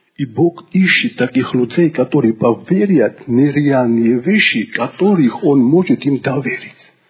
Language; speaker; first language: Russian; non-native, local second language; Georgian